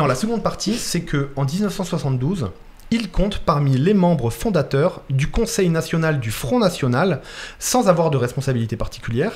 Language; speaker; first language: French; native; French